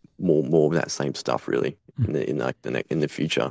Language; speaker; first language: English; native; English